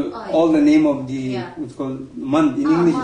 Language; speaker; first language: English; non-native, learner; Tibetan